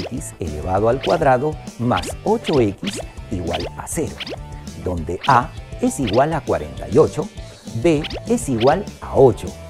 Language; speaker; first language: Spanish; native; Spanish